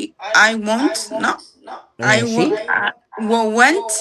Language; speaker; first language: English; non-native, learner; Amharic